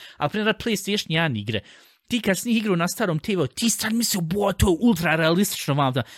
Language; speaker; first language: Bosnian; early bilingual, heritage; Bosnian